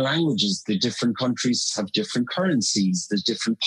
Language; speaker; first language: English; native; English